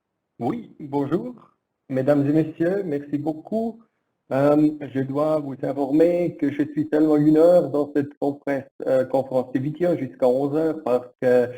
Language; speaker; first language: French; non-native, learner; German